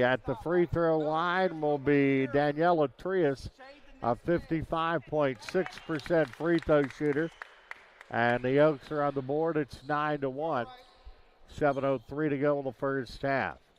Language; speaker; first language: English; native; English